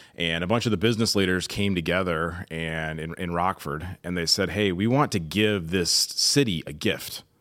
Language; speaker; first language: English; native; English